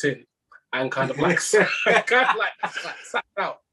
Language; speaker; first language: English; native; English